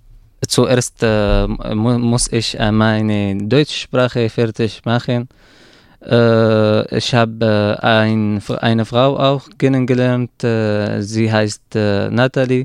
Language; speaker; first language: German; non-native, learner; Arabic